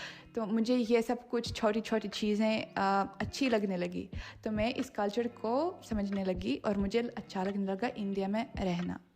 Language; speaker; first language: Hindi; non-native, fluent; Russian